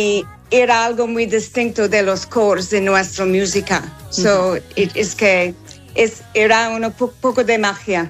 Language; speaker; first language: Spanish; non-native, learner; English